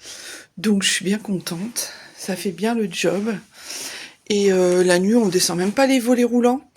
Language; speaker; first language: French; native; French